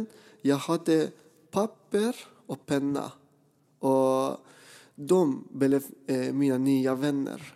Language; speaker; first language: Swedish; non-native, fluent; Persian